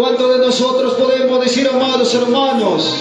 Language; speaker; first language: Spanish; non-native, local second language; Quechua